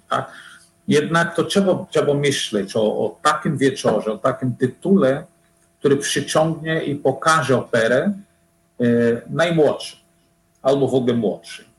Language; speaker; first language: Polish; non-native, fluent; Portuguese